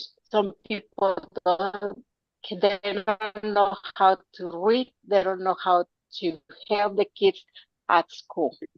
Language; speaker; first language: English; non-native, fluent; Spanish